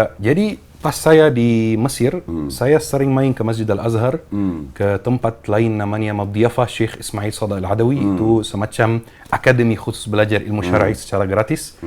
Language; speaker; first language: Indonesian; non-native, fluent; Arabic